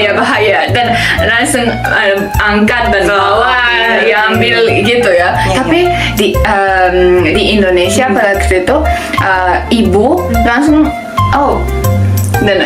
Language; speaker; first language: Indonesian; non-native, learner; Japanese